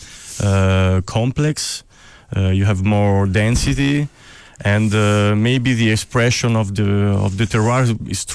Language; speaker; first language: English; non-native, fluent; Italian